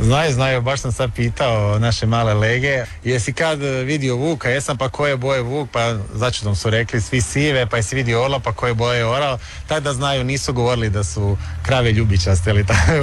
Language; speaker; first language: Serbian; native; Serbian